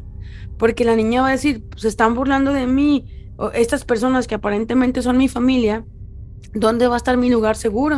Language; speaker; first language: Spanish; native; Spanish